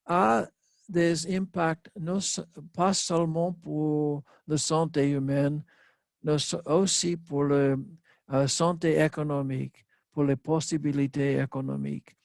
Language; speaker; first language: French; non-native, learner; English